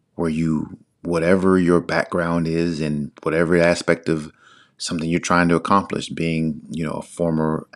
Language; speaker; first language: English; native; English